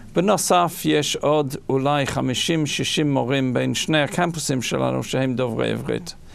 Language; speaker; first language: Hebrew; non-native, fluent; English